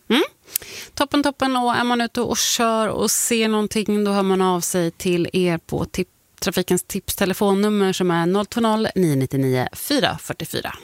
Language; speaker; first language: Swedish; native; Swedish